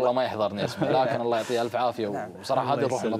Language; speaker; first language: Arabic; native; Arabic